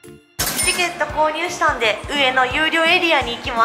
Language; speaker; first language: Japanese; native; Japanese